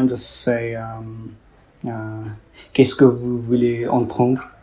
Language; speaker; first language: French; non-native, learner; Odia